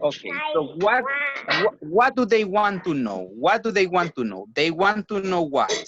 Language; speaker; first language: English; non-native, fluent; Spanish